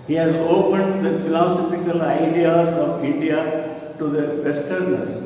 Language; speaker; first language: English; non-native, local second language; Kannada